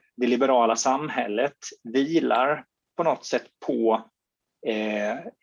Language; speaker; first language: Swedish; native; Swedish